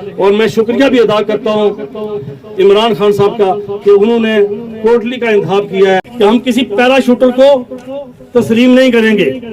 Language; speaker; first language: Urdu; non-native, local second language; Pahari-Potwari